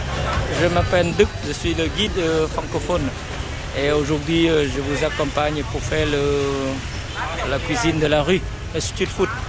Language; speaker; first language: French; non-native, fluent; Vietnamese